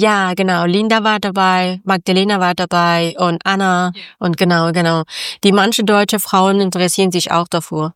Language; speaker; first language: German; non-native, learner; Persian